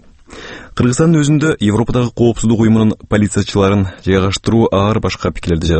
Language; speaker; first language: Kyrgyz; native; Kyrgyz